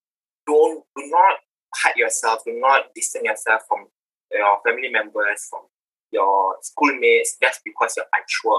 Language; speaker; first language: English; non-native, local second language; Malay